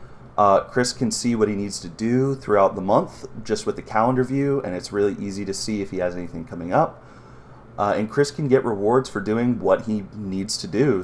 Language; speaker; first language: English; native; English